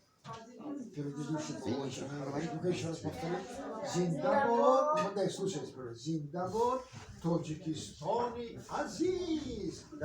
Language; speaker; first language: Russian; non-native, local second language; Tajik